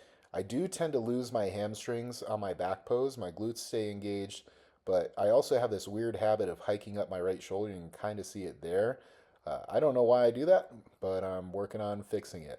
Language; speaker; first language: English; native; English